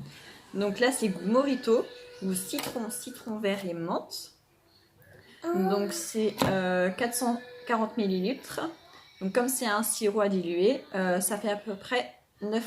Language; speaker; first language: French; native; French